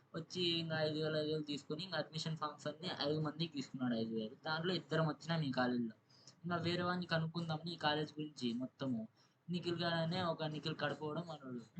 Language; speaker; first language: Telugu; non-native, local second language; Urdu